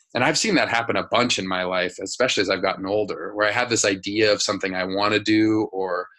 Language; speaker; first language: English; native; English